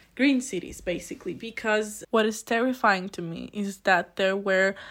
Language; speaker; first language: English; non-native, fluent; Polish